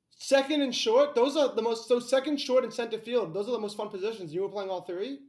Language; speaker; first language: English; native; English